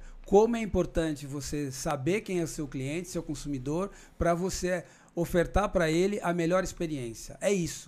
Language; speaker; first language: Portuguese; native; Portuguese